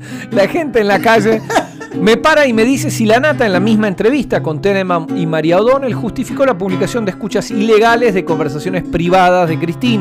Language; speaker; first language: Spanish; native; Spanish